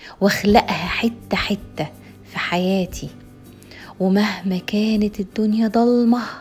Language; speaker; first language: Arabic; native; Arabic